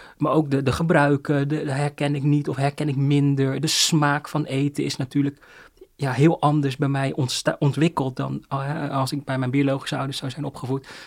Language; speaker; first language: Dutch; early bilingual, other home language; Cantonese